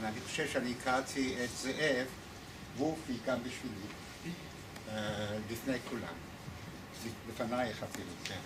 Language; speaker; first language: Hebrew; non-native, fluent; English